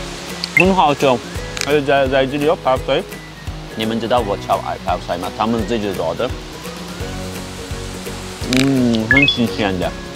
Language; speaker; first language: Chinese; non-native, fluent; Turkish